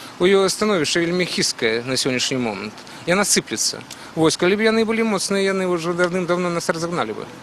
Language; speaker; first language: Belarusian; native; Belarusian